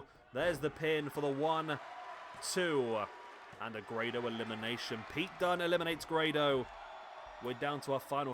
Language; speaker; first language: English; native; English